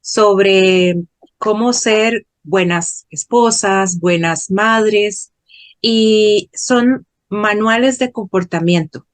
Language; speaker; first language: Spanish; non-native, fluent; Portuguese